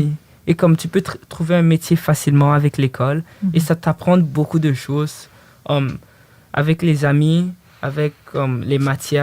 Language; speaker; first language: French; early bilingual, other home language; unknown